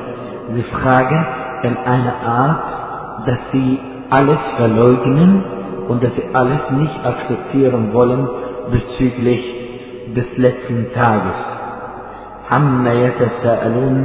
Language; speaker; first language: German; non-native, fluent; Arabic